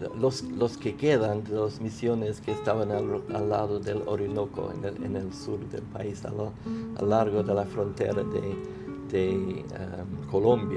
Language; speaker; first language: Spanish; non-native, fluent; English